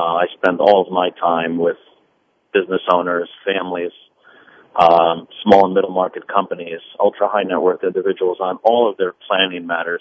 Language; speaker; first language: English; early bilingual, other home language; Italian